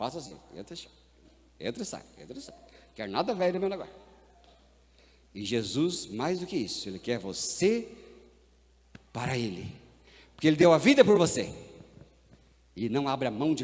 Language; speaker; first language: Portuguese; native; Portuguese